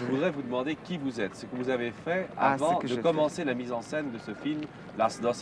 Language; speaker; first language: French; native; French